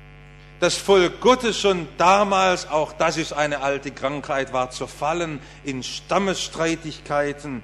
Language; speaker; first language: German; native; German